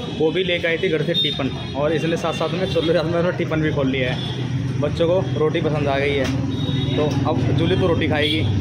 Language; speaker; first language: Hindi; native; Hindi